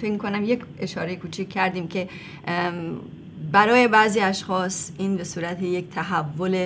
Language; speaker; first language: Persian; native; Persian